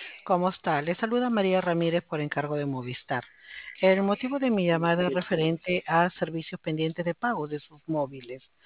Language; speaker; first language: Spanish; native; Spanish